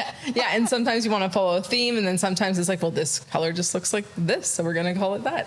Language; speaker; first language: English; native; English